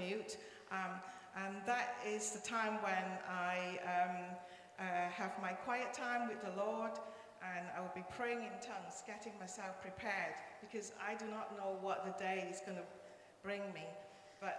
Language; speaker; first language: English; non-native, local second language; Cantonese